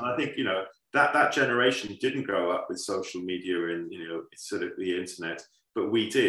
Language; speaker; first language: English; native; English